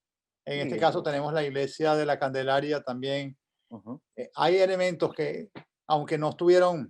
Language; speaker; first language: Spanish; native; Spanish